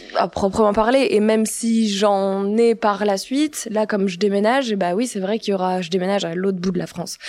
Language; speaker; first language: French; native; French